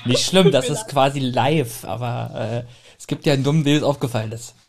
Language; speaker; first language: German; native; German